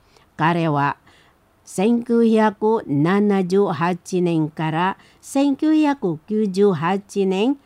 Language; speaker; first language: Japanese; non-native, learner; Indonesian